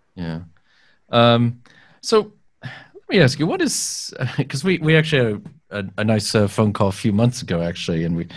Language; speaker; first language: English; native; English